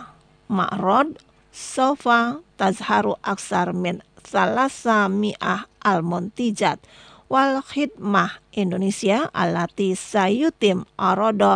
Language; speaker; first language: Arabic; non-native, fluent; Indonesian